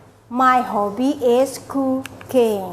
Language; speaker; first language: English; non-native, learner; Indonesian